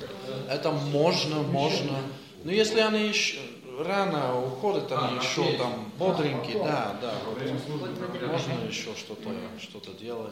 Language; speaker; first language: Russian; non-native, learner; Dutch